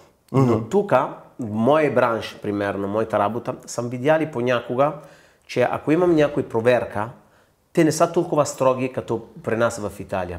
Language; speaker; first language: Bulgarian; non-native, fluent; Italian